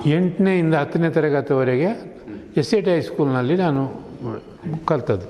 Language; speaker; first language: Kannada; non-native, local second language; Tulu